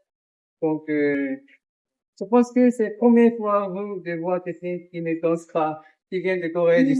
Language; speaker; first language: French; non-native, learner; Korean